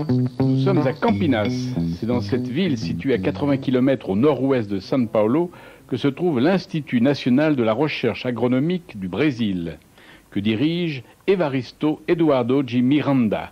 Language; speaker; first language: French; native; French